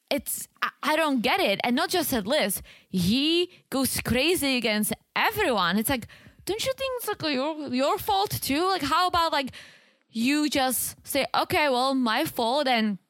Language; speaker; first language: English; non-native, fluent; Czech